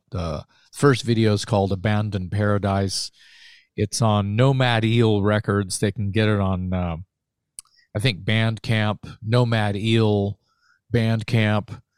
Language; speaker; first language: English; native; English